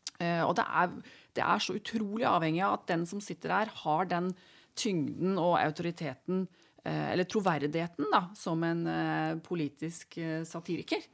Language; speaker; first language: Norwegian; native; Norwegian